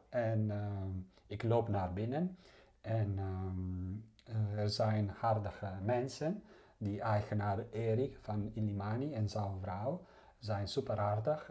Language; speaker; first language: Dutch; non-native, learner; Italian